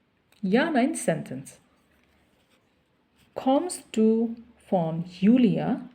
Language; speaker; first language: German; non-native, fluent; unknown